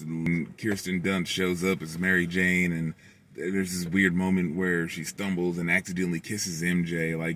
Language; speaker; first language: English; native; English